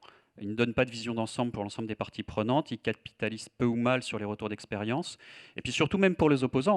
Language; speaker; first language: French; native; French